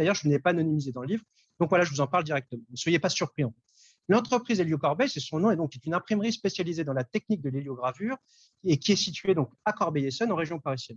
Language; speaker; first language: French; native; French